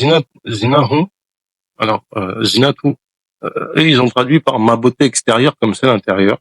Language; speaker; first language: French; non-native, local second language; Wolof